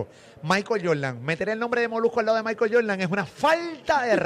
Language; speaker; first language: Spanish; native; Spanish